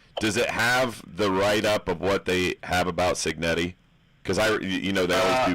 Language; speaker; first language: English; native; English